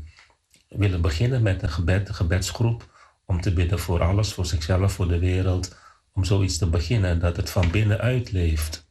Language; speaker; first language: Dutch; non-native, fluent; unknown